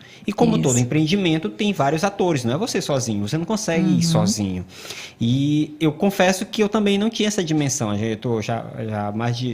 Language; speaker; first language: Portuguese; native; Portuguese